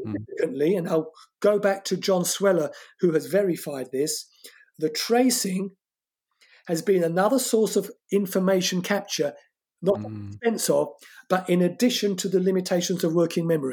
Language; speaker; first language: English; non-native, fluent; French